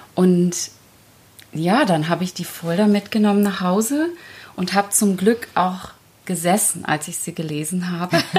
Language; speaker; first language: German; early bilingual, other home language; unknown